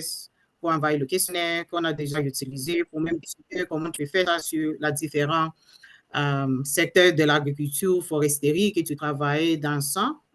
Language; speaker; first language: French; non-native, learner; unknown